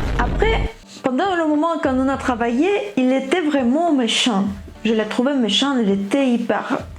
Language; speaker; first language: French; non-native, fluent; Ukrainian